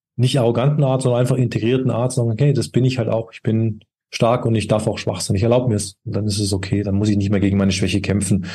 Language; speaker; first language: German; native; German